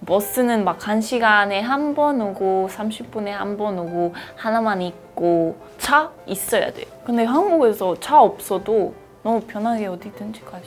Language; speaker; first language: Korean; non-native, fluent; Spanish